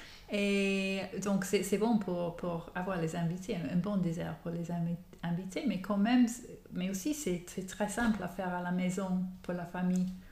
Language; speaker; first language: French; non-native, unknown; English